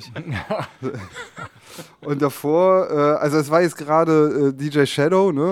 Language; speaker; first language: German; native; German